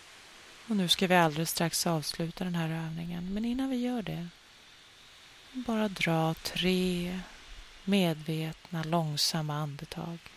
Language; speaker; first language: Swedish; native; Swedish